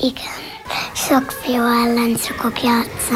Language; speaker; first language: Hungarian; non-native, local second language; Slovenian